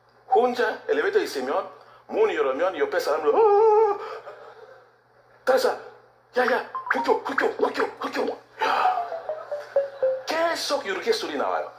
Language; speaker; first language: Korean; non-native, learner; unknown